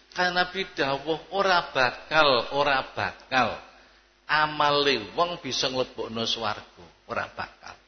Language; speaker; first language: Indonesian; native; Indonesian